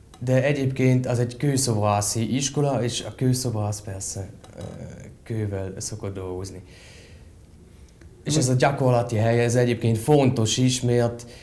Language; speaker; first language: Hungarian; non-native, fluent; German